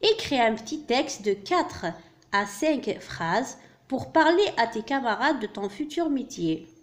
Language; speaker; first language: French; non-native, local second language; Arabic